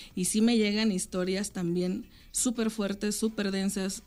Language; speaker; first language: Spanish; native; Spanish